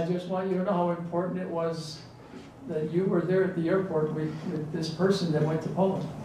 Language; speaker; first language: English; early bilingual, other home language; Polish